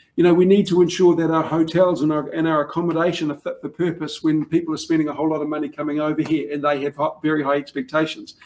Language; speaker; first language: English; native; English